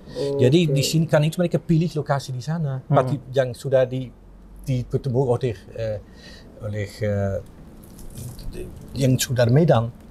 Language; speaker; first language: Indonesian; non-native, fluent; Dutch